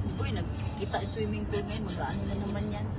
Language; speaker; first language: Filipino; non-native, local second language; Cebuano